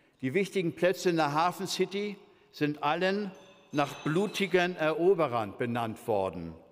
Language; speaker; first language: German; native; German